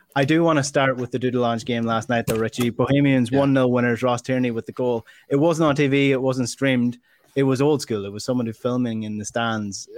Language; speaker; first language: English; native; English